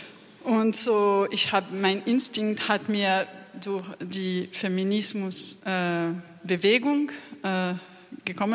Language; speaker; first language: German; non-native, fluent; French